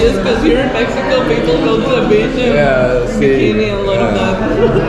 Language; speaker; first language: English; non-native, learner; Spanish